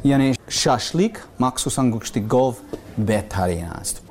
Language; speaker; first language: Persian; non-native, learner; English